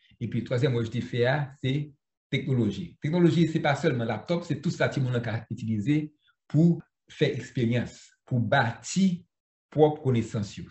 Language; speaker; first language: Haitian Creole; native; Haitian Creole